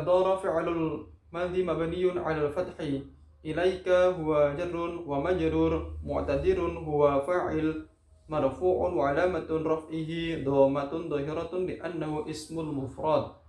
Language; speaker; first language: Arabic; non-native, learner; Indonesian